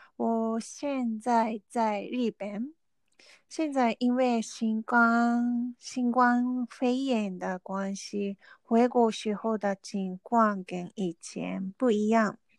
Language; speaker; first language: Chinese; non-native, learner; Vietnamese